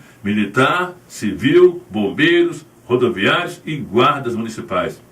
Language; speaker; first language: Portuguese; native; Portuguese